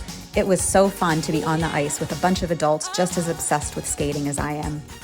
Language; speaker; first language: English; native; English